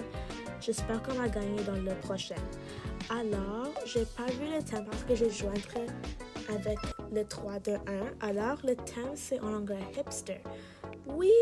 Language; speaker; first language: French; non-native, learner; English